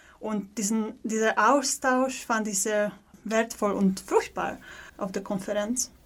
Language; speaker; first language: German; non-native, fluent; Polish